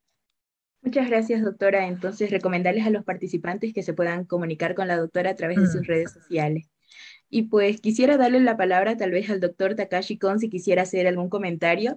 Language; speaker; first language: Spanish; native; Spanish